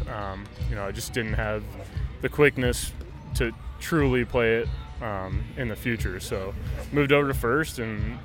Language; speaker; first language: English; native; English